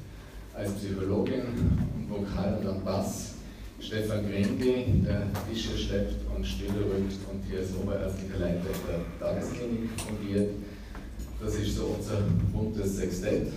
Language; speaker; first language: German; native; German